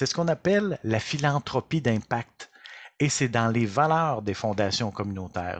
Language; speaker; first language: French; native; French